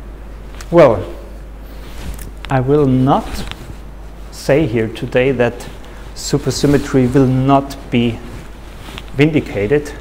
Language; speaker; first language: English; non-native, fluent; German